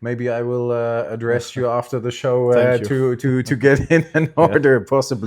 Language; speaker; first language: English; non-native, fluent; German